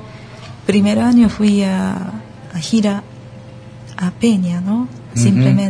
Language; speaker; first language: Spanish; non-native, learner; Japanese